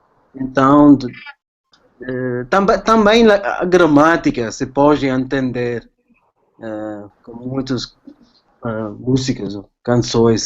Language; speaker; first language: Portuguese; non-native, fluent; English